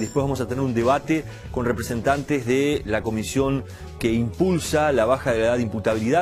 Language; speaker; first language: Spanish; native; Spanish